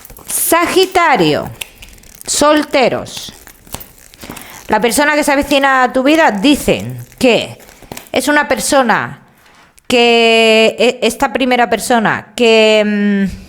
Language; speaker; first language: Spanish; native; Spanish